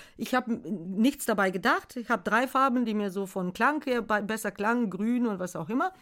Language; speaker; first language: German; non-native, fluent; Bulgarian